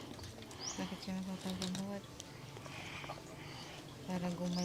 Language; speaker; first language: Filipino; native; Filipino